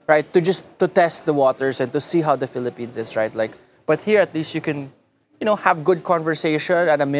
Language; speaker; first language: English; non-native, local second language; Filipino